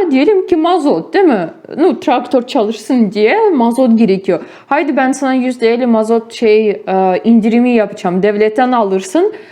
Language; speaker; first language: Turkish; non-native, fluent; Ukrainian